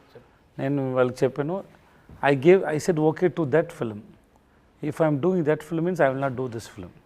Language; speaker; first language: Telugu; non-native, learner; Tamil